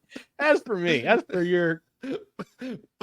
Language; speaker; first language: English; native; English